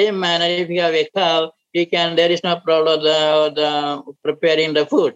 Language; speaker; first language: English; non-native, local second language; Malayalam